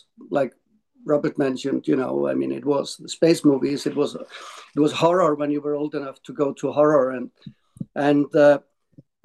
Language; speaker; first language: English; non-native, fluent; Icelandic